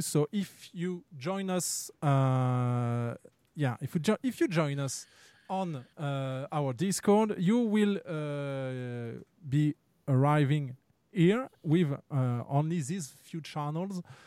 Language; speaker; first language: English; non-native, fluent; French